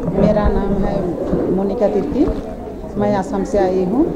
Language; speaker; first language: Hindi; non-native, local second language; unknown